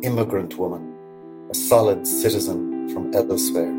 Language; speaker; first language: English; native; English